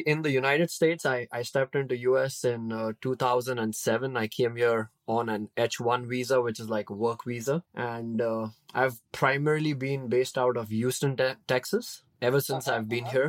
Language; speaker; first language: English; non-native, local second language; Hindi